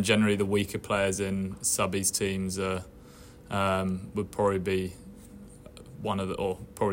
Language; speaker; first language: English; native; English